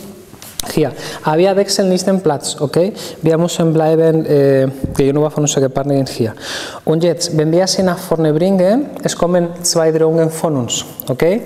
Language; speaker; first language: German; non-native, fluent; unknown